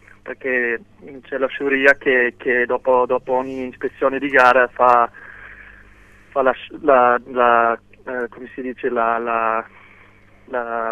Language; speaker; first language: Italian; non-native, local second language; German